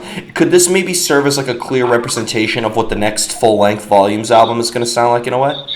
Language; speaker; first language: English; native; English